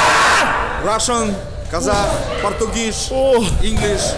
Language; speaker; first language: English; non-native, learner; Portuguese